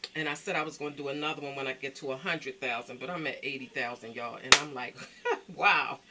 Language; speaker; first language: English; native; English